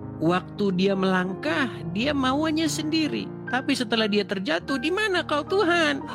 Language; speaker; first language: Indonesian; native; Indonesian